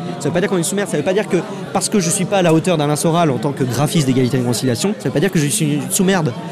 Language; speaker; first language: French; native; French